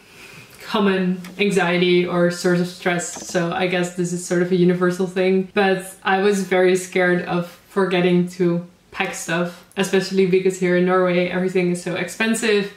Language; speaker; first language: English; non-native, fluent; Dutch